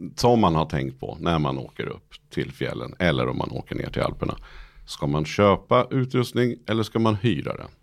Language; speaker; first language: Swedish; native; Swedish